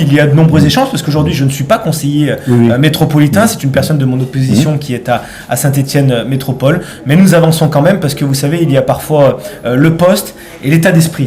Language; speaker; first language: French; native; French